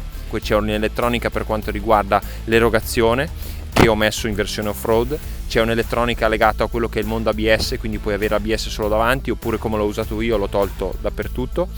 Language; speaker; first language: Italian; native; Italian